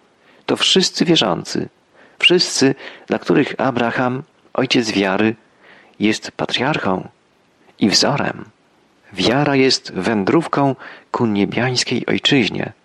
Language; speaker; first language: Polish; native; Polish